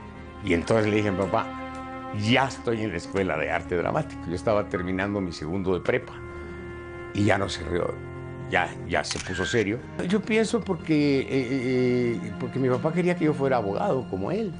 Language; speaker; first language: Spanish; native; Spanish